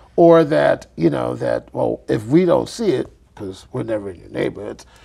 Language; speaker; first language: English; native; English